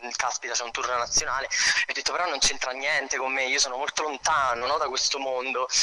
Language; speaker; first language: Italian; native; Italian